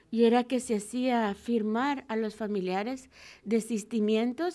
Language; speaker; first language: Spanish; native; Spanish